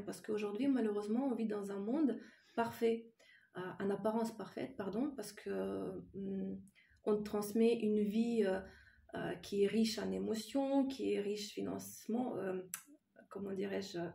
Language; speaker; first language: French; non-native, fluent; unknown